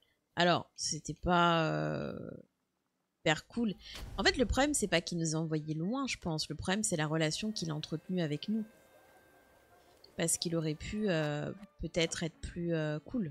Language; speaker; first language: French; native; French